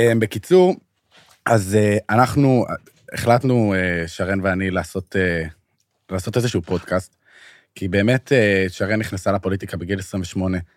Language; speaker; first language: Hebrew; native; Hebrew